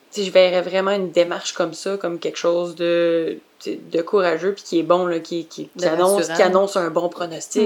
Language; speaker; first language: French; native; French